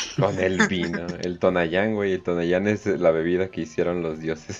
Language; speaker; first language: Spanish; native; Spanish